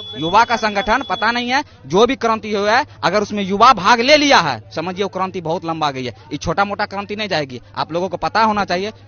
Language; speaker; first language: Hindi; native; Hindi